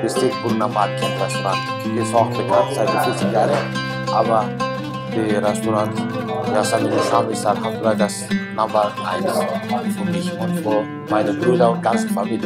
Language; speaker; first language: German; non-native, fluent; Turkish